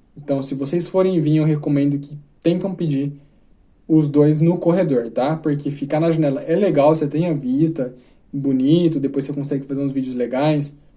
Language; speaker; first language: Portuguese; native; Portuguese